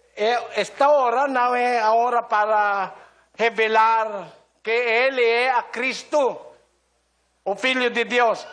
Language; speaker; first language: Portuguese; non-native, learner; Filipino